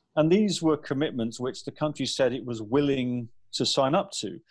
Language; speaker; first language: English; native; English